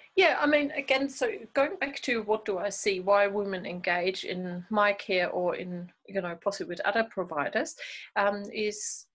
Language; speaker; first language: English; non-native, fluent; German